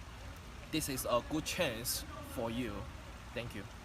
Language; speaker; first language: English; non-native, learner; Chinese